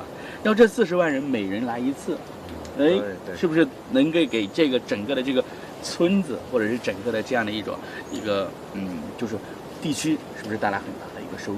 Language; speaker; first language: Chinese; native; Chinese